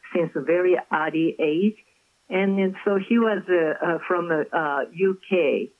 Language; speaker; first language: English; non-native, fluent; Japanese